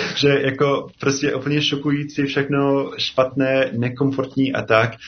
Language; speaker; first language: Czech; non-native, fluent; English